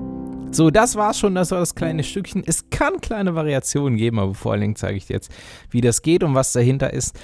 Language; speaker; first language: German; native; German